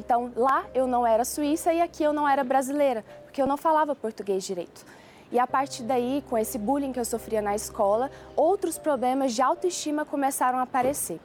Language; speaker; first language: Portuguese; early bilingual, other home language; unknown